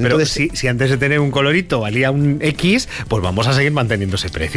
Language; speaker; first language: Spanish; native; Spanish